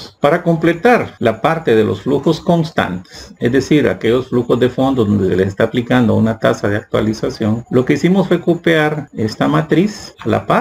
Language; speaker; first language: Spanish; native; Spanish